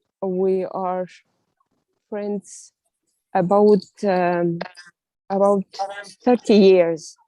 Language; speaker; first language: English; non-native, learner; Russian